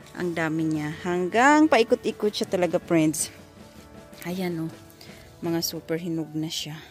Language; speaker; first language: Filipino; non-native, local second language; Masbatenyo